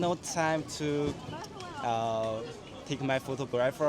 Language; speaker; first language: English; non-native, learner; Chinese